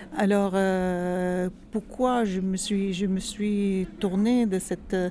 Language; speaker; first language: French; non-native, fluent; Arabic